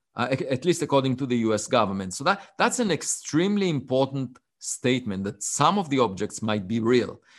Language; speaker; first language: English; non-native, fluent; Hebrew